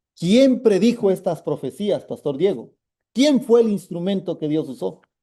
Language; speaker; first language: Spanish; native; Spanish